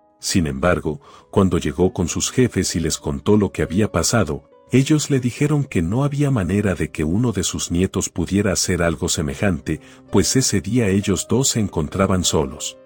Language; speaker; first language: Spanish; native; Spanish